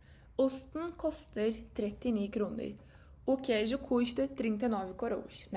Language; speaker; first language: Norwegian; early bilingual, heritage; Norwegian